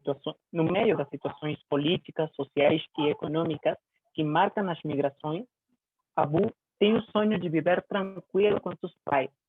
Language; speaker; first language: Portuguese; non-native, fluent; Spanish